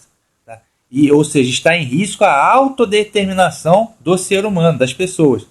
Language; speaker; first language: Portuguese; native; Portuguese